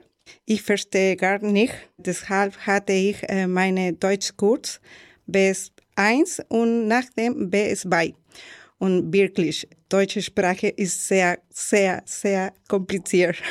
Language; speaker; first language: German; non-native, learner; Spanish